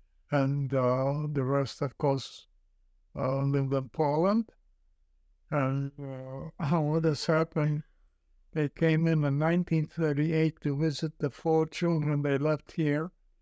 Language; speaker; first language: English; non-native, fluent; Polish